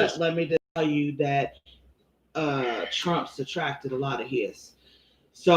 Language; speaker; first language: English; native; English